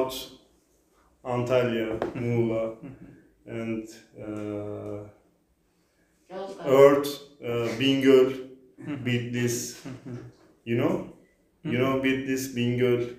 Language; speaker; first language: English; non-native, learner; Turkish